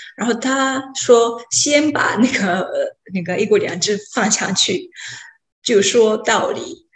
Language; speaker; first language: Chinese; non-native, fluent; Japanese